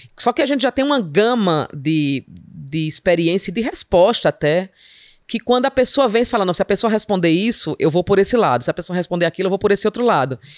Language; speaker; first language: Portuguese; native; Portuguese